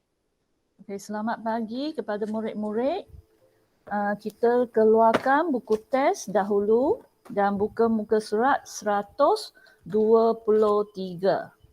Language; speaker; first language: Indonesian; non-native, local second language; Chinese